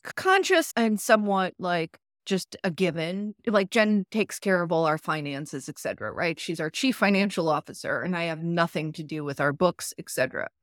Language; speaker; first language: English; early bilingual, other home language; Italian